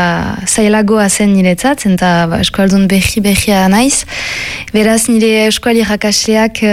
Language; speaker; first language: Basque; non-native, local second language; French